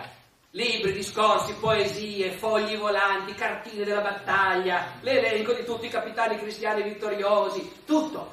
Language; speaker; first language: Italian; native; Italian